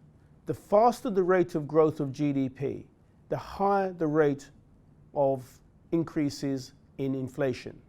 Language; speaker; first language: English; native; English